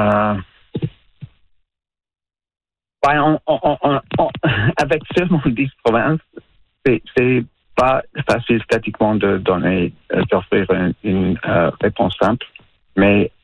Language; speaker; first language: French; non-native, local second language; English